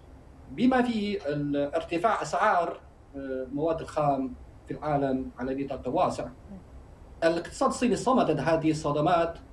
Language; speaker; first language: Arabic; non-native, fluent; Chinese